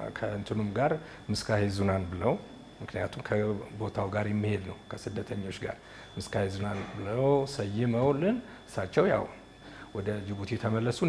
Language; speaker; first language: Amharic; native; Amharic